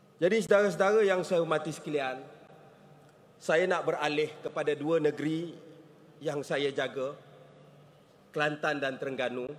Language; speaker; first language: Malay; native; Malay